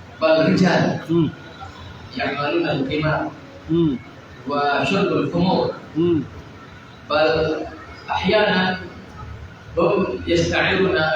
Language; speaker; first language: Arabic; non-native, fluent; Indonesian